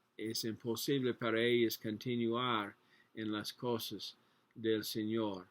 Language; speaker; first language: Spanish; non-native, learner; English